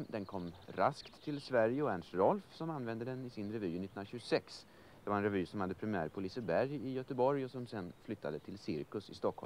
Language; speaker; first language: Swedish; native; Swedish